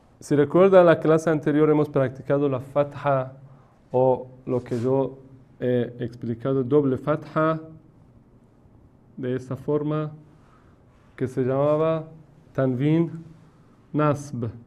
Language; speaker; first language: Spanish; non-native, fluent; Persian